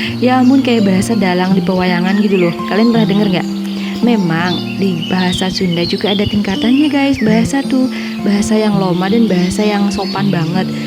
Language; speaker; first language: Indonesian; native; Indonesian